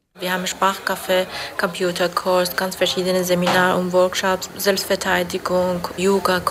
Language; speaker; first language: German; non-native, learner; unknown